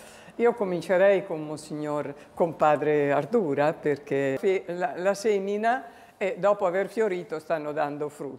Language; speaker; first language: Italian; native; Italian